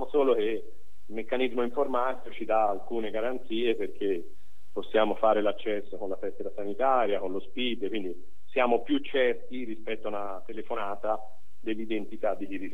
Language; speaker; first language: Italian; native; Italian